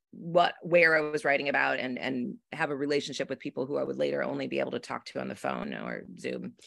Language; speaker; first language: English; native; English